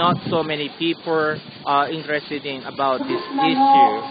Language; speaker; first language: English; non-native, learner; Japanese